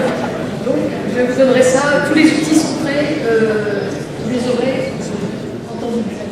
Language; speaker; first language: French; native; French